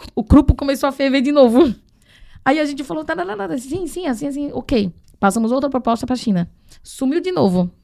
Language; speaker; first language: Portuguese; non-native, fluent; Chinese